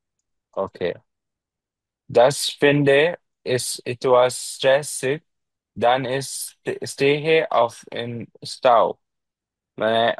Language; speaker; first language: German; non-native, learner; Bangla